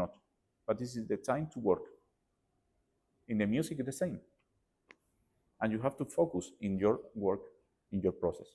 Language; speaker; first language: English; non-native, learner; Spanish